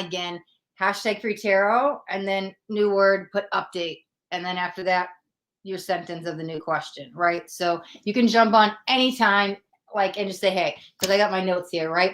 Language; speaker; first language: English; native; English